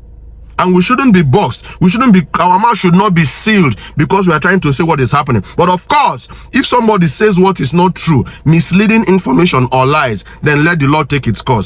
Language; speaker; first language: English; non-native, local second language; Igbo